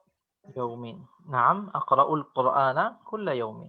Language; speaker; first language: Arabic; non-native, fluent; Urdu